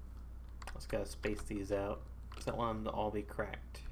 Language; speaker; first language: English; native; English